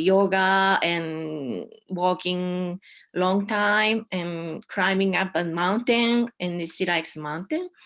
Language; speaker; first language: English; non-native, learner; Japanese